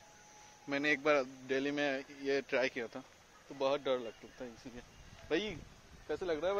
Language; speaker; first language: Hindi; non-native, local second language; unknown